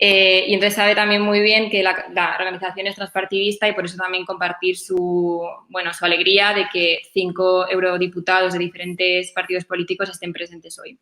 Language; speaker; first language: Spanish; native; Spanish